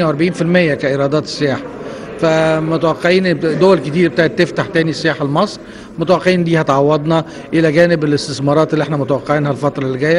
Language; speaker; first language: Arabic; native; Arabic